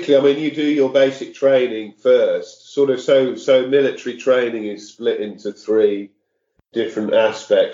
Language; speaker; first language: English; native; English